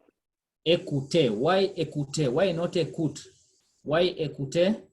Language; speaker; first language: French; non-native, fluent; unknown